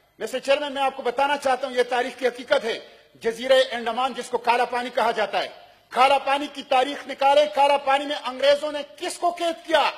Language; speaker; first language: Urdu; non-native, local second language; Pashto